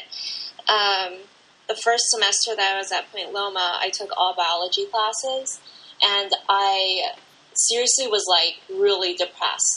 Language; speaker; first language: English; native; English